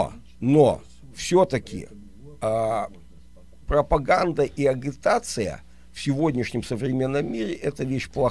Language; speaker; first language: Russian; native; Russian